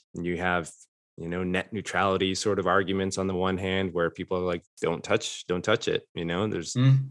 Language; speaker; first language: English; native; English